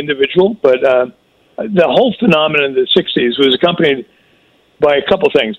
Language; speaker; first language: English; native; English